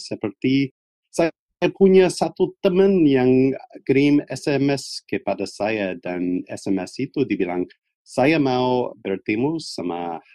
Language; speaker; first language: Indonesian; non-native, fluent; English